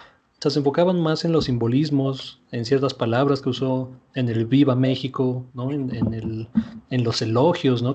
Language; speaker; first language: Spanish; native; Spanish